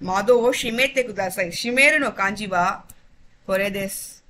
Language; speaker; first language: Japanese; non-native, fluent; Tamil